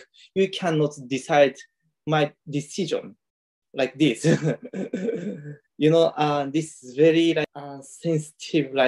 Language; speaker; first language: English; non-native, learner; Japanese